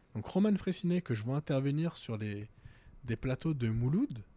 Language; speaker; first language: French; native; French